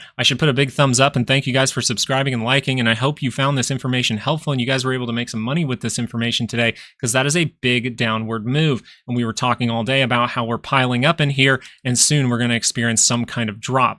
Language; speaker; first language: English; native; English